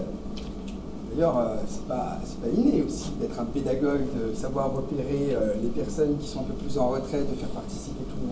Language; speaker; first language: French; native; French